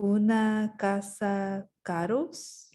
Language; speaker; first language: Spanish; non-native, learner; English